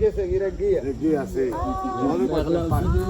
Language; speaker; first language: Spanish; native; Spanish